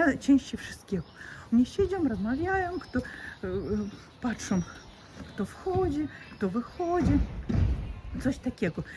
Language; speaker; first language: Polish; non-native, learner; Russian